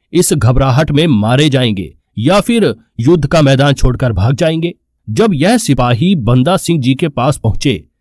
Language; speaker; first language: Hindi; non-native, local second language; Punjabi